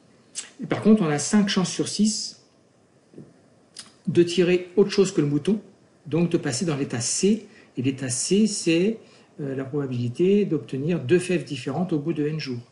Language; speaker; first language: French; native; French